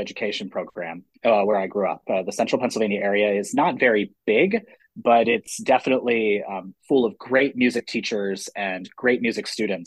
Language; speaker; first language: English; native; English